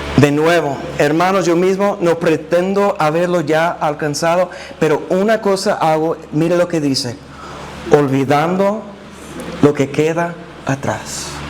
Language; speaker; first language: Spanish; non-native, fluent; English